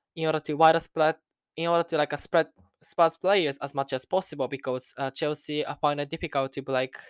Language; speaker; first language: English; non-native, learner; Japanese